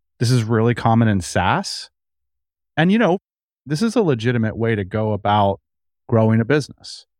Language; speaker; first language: English; native; English